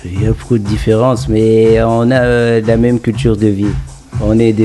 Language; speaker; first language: French; non-native, local second language; Arabic